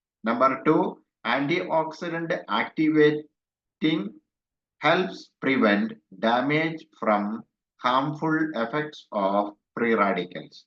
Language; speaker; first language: English; non-native, local second language; Malayalam